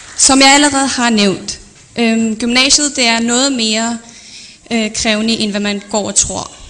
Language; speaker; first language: Danish; early bilingual, other home language; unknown